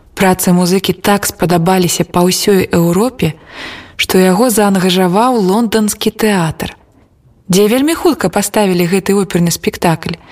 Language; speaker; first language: Belarusian; native; Belarusian